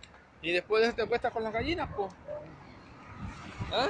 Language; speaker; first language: Spanish; native; Spanish